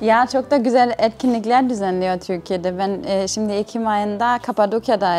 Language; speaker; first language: Turkish; non-native, fluent; German